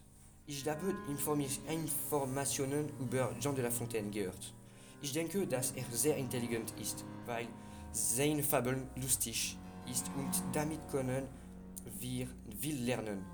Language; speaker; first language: German; non-native, learner; French